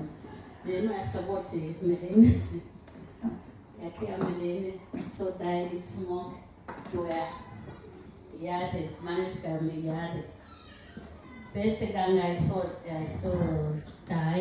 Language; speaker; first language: Danish; non-native, learner; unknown